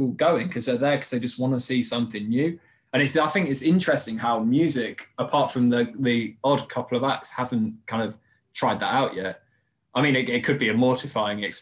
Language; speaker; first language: English; native; English